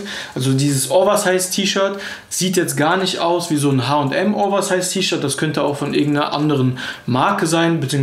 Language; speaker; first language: German; native; German